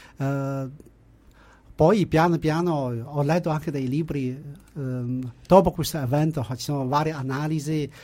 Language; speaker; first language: Italian; non-native, fluent; Chinese